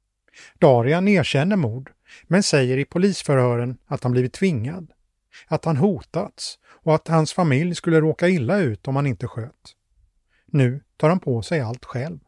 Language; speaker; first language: Swedish; native; Swedish